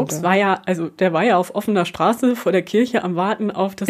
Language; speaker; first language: German; native; German